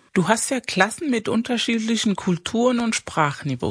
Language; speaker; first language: German; early bilingual, other home language; Spanish